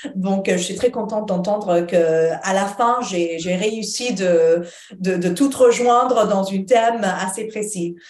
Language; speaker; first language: French; non-native, fluent; Arabic